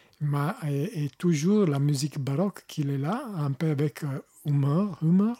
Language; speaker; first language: French; non-native, learner; Italian